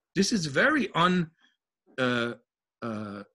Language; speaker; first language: English; native; English